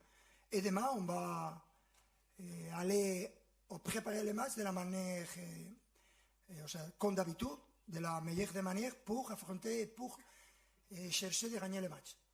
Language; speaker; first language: French; non-native, fluent; Spanish